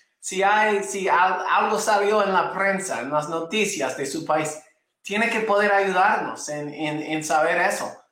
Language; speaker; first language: Spanish; non-native, fluent; English